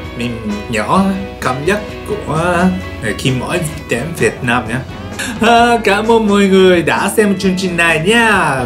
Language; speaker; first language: Vietnamese; non-native, learner; Japanese